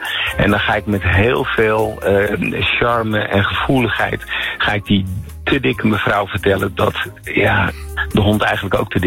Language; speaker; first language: Dutch; native; Dutch